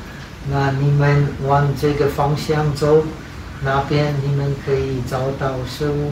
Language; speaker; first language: Chinese; non-native, fluent; Czech